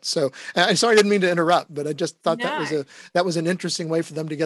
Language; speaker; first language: English; native; English